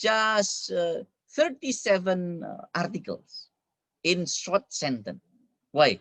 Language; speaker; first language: English; non-native, fluent; Indonesian